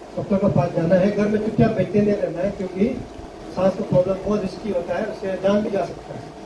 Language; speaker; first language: Hindi; non-native, local second language; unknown